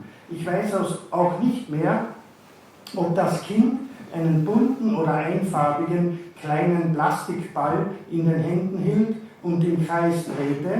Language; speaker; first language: German; native; German